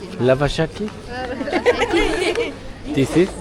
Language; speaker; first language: English; non-native, learner; Korean